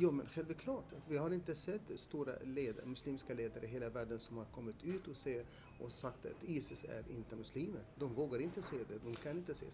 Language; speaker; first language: Swedish; non-native, fluent; Arabic